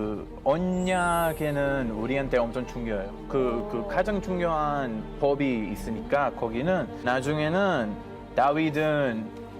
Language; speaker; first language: Korean; non-native, fluent; Hebrew